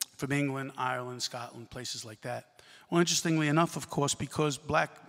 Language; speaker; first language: English; native; English